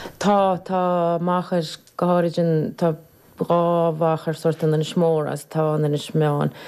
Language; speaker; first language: Irish; native; Irish